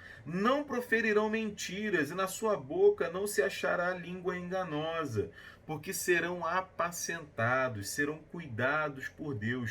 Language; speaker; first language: Portuguese; native; Portuguese